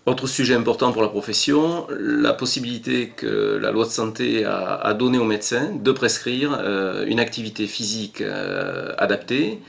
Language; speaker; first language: French; native; French